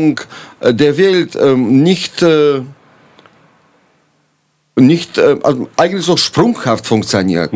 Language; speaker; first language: German; non-native, fluent; Russian